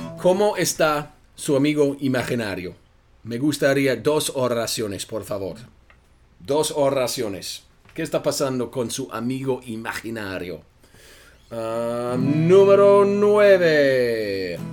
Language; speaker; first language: Spanish; non-native, fluent; English